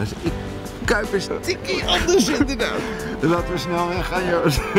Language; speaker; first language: Dutch; native; Dutch